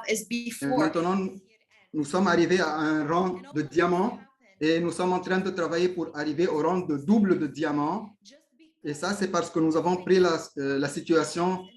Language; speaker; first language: French; non-native, local second language; Arabic